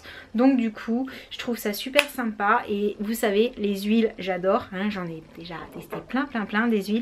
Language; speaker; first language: French; native; French